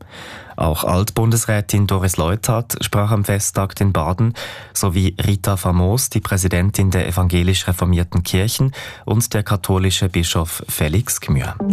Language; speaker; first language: German; native; German